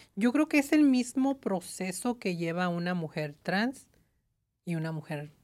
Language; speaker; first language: Spanish; early bilingual, heritage; Spanish